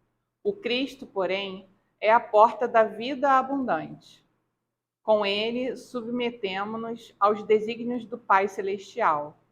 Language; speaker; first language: Portuguese; native; Portuguese